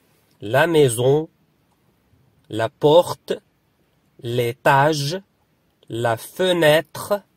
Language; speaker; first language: French; non-native, fluent; Arabic